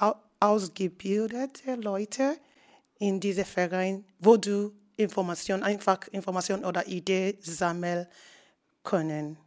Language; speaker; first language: German; non-native, fluent; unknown